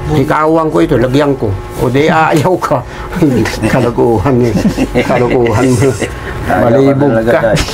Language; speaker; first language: Filipino; native; Filipino